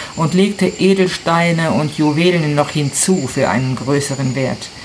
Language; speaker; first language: German; non-native, fluent; Italian